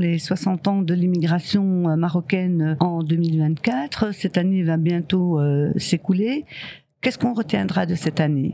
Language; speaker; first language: French; early bilingual, other home language; Riffian